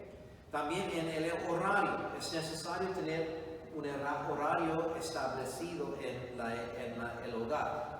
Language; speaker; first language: Spanish; non-native, fluent; English